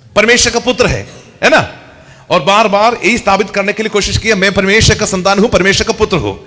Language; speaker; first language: Hindi; non-native, local second language; Malayalam